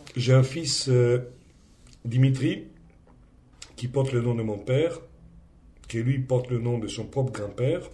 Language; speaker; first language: French; non-native, fluent; Greek